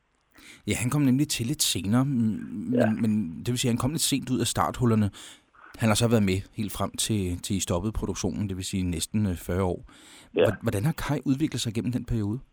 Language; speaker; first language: Danish; native; Danish